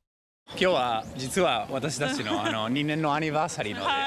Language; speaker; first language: Japanese; non-native, learner; Spanish